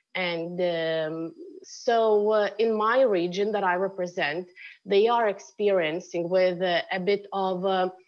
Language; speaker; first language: English; non-native, fluent; Lithuanian